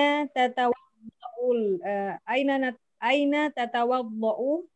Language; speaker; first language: Arabic; non-native, learner; Indonesian